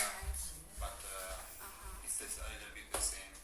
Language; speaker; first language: English; non-native, learner; Italian